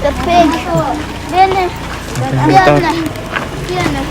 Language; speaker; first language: Italian; early bilingual, other home language; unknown